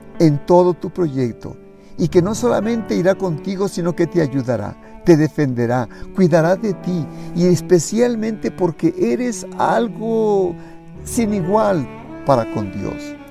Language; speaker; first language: Spanish; native; Spanish